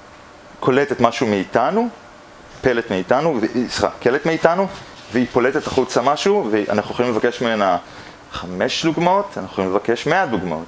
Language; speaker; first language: Hebrew; native; Hebrew